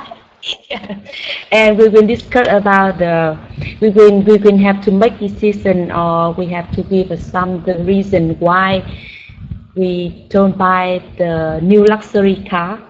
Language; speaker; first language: English; non-native, learner; Vietnamese